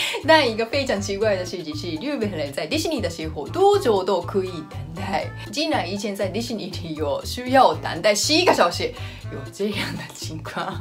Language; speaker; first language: Chinese; non-native, fluent; Japanese